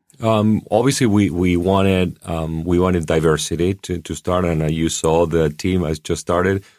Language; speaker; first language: English; non-native, fluent; Spanish